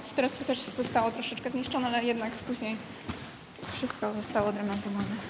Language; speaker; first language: Polish; native; Polish